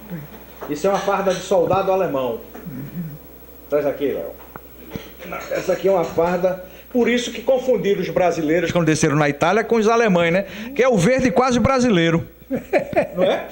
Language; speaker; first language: Portuguese; native; Portuguese